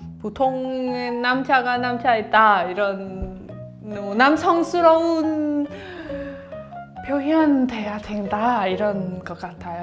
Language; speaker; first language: Korean; non-native, learner; Vietnamese